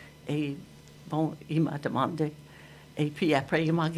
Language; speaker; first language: French; non-native, fluent; English